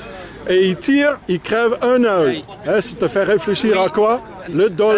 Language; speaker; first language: French; non-native, fluent; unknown